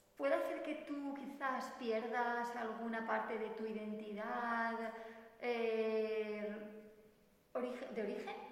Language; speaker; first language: Spanish; native; Spanish